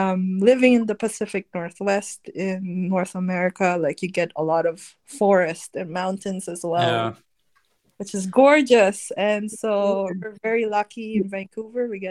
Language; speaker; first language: English; non-native, local second language; Filipino